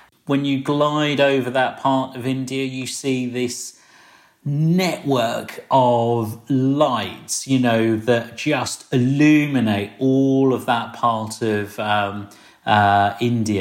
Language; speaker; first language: English; native; English